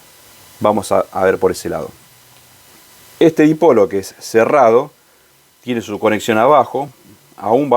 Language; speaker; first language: Spanish; native; Spanish